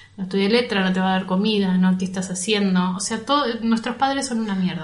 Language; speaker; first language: Spanish; native; Spanish